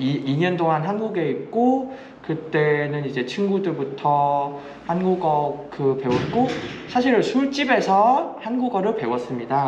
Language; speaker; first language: Korean; non-native, fluent; Vietnamese